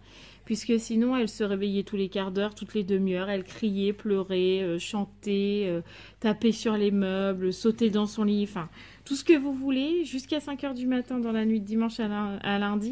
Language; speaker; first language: French; native; French